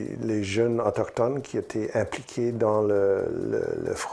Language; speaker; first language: French; non-native, learner; English